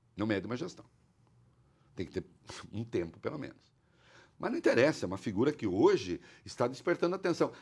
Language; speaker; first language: Portuguese; native; Portuguese